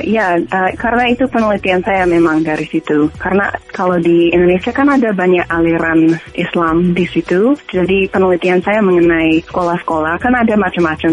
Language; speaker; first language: Indonesian; non-native, fluent; English